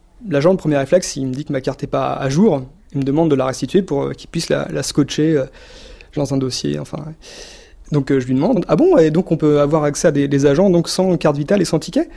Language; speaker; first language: French; native; French